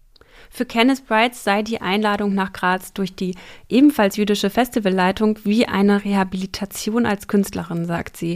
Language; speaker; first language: German; native; German